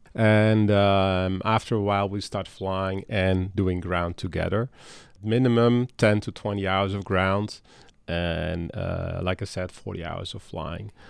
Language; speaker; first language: English; non-native, fluent; Dutch